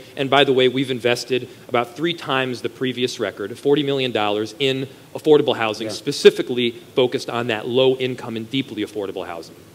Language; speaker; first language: English; native; English